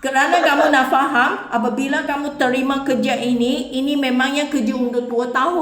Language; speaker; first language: Indonesian; non-native, learner; Filipino